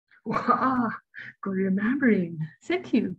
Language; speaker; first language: English; non-native, learner; Chinese